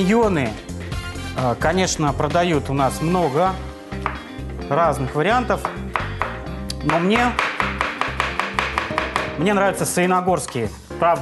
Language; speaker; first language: Russian; native; Russian